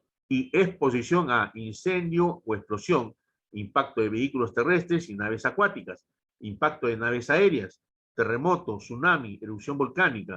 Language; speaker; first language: Spanish; native; Spanish